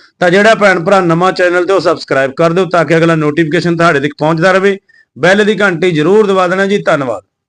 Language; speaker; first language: Punjabi; native; Punjabi